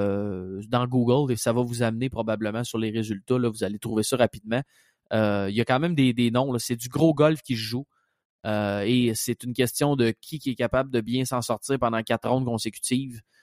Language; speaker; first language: French; native; French